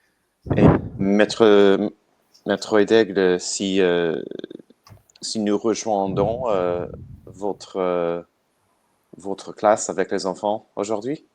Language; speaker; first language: French; non-native, learner; English